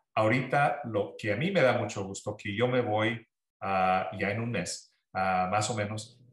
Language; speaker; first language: Spanish; early bilingual, heritage; Spanish